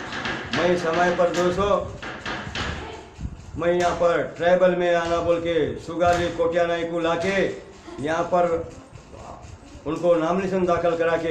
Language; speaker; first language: Hindi; non-native, local second language; Lambadi